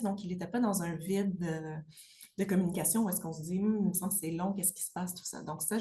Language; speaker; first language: French; native; French